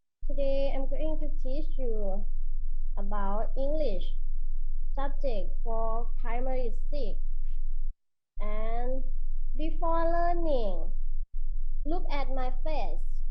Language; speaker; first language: English; non-native, learner; Thai